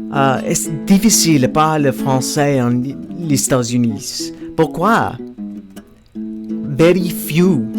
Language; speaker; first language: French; non-native, learner; English